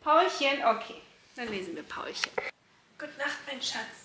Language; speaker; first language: German; native; German